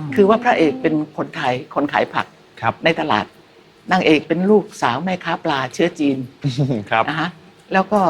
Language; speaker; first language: Thai; native; Thai